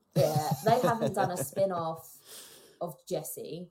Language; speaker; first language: English; native; English